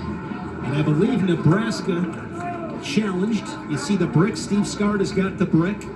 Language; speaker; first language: English; native; English